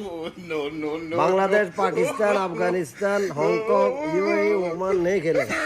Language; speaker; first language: Hindi; non-native, learner; Bangla